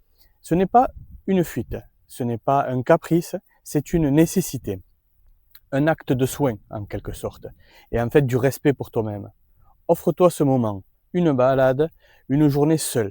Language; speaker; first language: French; native; French